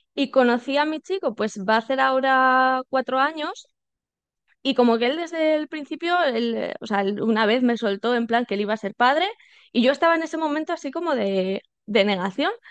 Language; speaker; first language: Spanish; native; Spanish